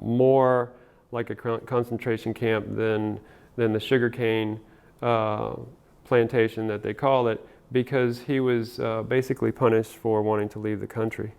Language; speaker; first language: English; early bilingual, other home language; Spanish